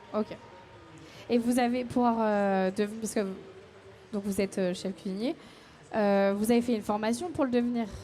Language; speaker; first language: French; native; French